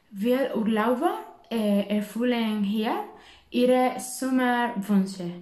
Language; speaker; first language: German; non-native, learner; Spanish